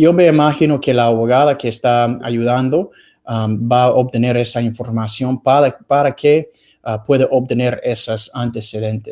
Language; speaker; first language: Spanish; non-native, fluent; English